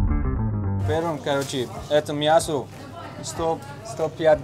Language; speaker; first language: Russian; non-native, learner; Tajik